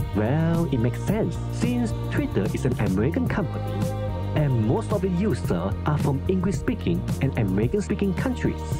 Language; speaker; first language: English; non-native, local second language; Chinese